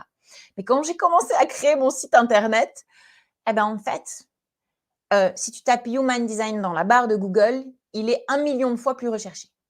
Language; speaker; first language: French; native; French